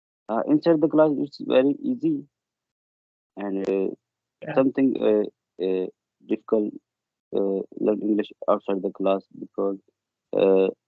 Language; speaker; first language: English; non-native, learner; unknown